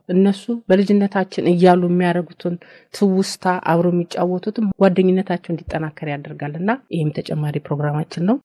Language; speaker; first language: Amharic; native; Amharic